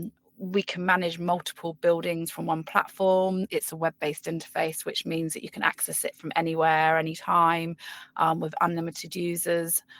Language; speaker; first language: English; native; English